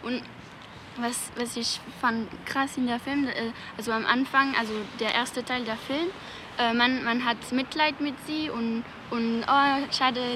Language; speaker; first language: German; non-native, learner; French